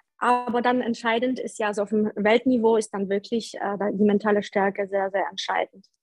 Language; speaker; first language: German; early bilingual, other home language; Polish